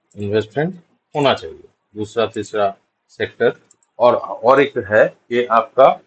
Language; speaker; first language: Hindi; non-native, local second language; Bangla